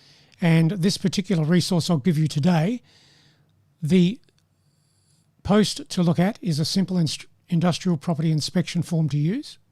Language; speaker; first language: English; native; English